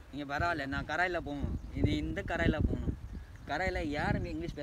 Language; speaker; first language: Tamil; non-native, learner; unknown